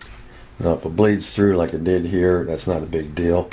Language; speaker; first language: English; native; English